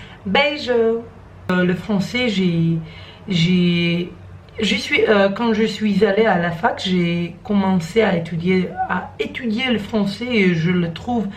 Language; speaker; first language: French; non-native, learner; Croatian